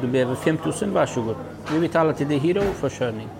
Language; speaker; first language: Swedish; non-native, learner; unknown